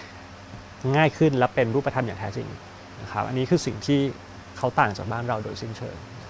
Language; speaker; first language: Thai; native; Thai